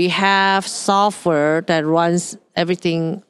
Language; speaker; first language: English; non-native, local second language; Cantonese